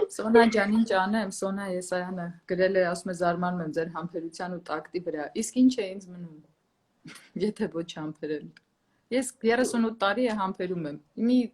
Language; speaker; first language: Armenian; native; Armenian